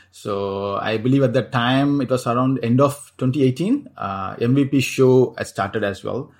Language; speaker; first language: English; non-native, local second language; Tamil